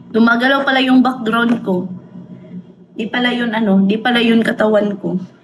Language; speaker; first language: Filipino; non-native, local second language; Cebuano